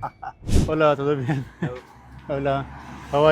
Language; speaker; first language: Spanish; non-native, learner; Hindi